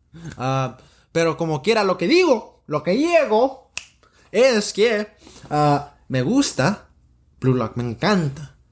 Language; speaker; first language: Spanish; early bilingual, heritage; Spanish